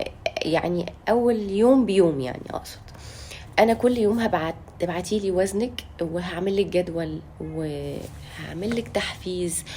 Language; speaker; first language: Arabic; native; Arabic